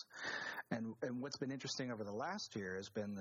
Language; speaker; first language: English; native; English